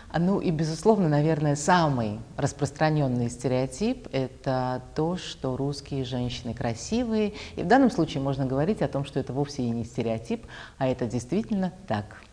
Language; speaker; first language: Russian; native; Russian